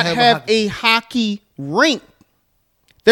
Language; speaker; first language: English; native; English